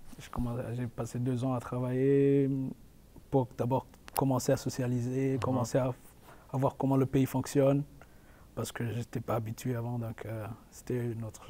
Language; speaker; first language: French; non-native, local second language; Rundi